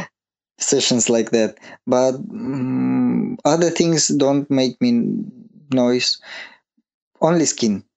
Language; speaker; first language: English; non-native, learner; Russian